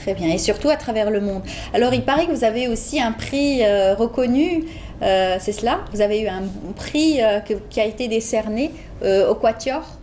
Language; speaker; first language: French; native; French